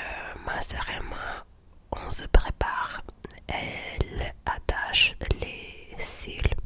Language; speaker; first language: French; non-native, learner; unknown